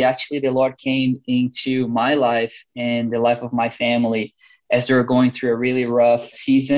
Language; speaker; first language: English; non-native, fluent; Portuguese